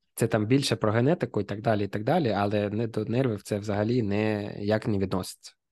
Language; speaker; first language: Ukrainian; non-native, local second language; Russian